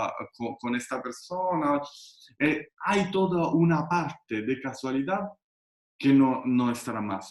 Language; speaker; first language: Spanish; non-native, fluent; Italian